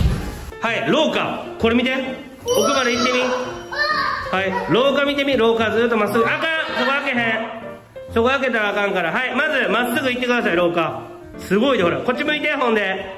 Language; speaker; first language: Japanese; native; Japanese